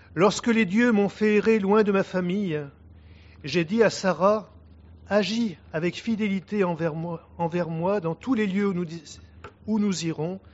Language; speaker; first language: French; native; French